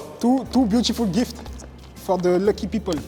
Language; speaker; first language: English; non-native, learner; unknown